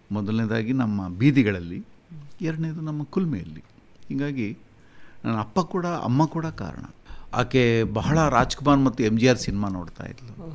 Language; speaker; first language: Kannada; native; Kannada